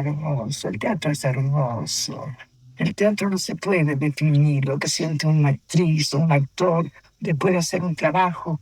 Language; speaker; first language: Spanish; native; Spanish